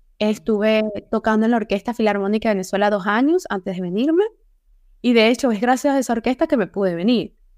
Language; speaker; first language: Spanish; native; Spanish